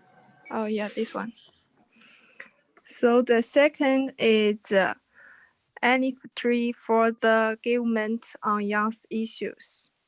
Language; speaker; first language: English; non-native, learner; Chinese